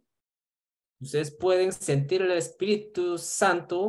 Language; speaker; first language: Spanish; non-native, fluent; Korean